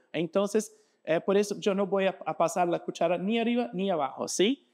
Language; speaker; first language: Spanish; non-native, fluent; Portuguese